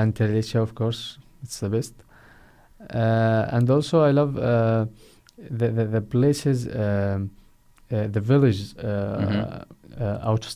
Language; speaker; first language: English; non-native, fluent; Arabic